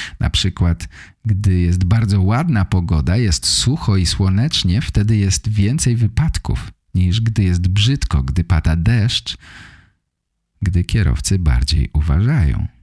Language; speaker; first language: Polish; native; Polish